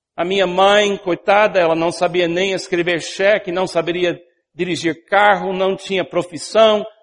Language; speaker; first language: Portuguese; non-native, fluent; English